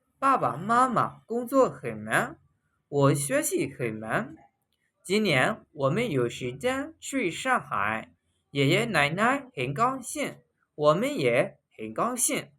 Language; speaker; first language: Chinese; non-native, fluent; Burmese